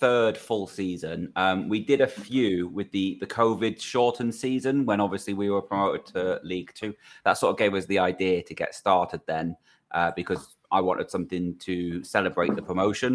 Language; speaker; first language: English; native; English